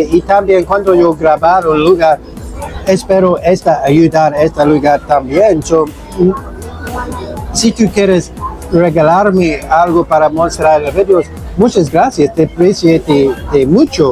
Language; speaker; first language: Spanish; non-native, learner; English